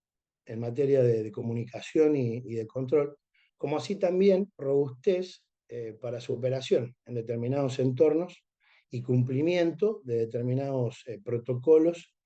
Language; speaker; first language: Spanish; native; Spanish